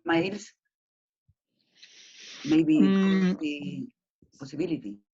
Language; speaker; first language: English; non-native, learner; Spanish